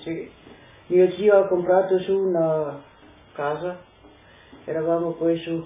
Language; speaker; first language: Italian; non-native, local second language; Slovenian